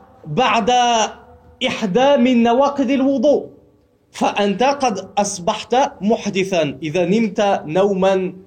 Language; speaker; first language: Arabic; non-native, fluent; French